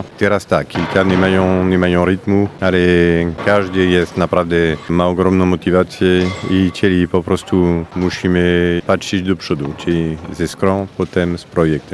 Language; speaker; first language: Polish; non-native, fluent; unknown